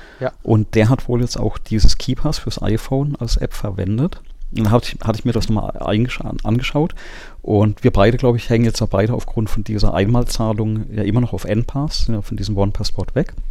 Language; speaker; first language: German; native; German